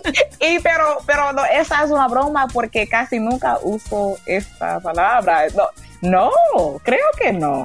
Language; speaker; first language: Spanish; non-native, learner; English